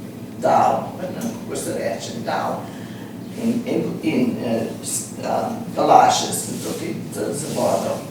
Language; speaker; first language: Slovenian; early bilingual, heritage; Slovenian